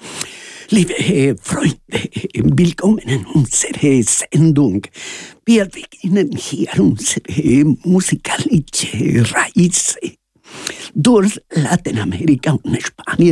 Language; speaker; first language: German; non-native, fluent; Spanish